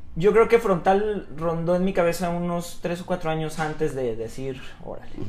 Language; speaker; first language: Spanish; native; Spanish